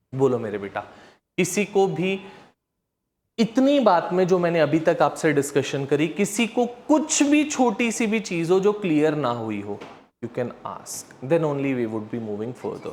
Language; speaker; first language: Hindi; native; Hindi